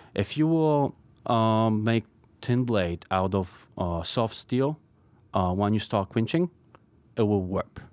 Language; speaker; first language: English; non-native, fluent; Polish